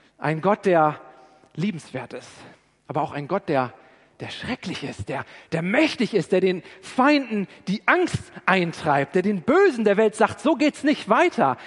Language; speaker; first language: German; native; German